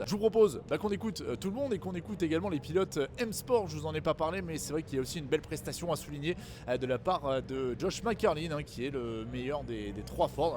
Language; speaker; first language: French; native; French